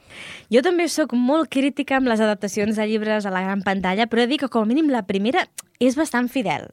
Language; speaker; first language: Catalan; native; Catalan